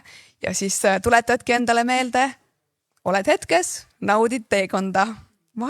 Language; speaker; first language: Estonian; native; Estonian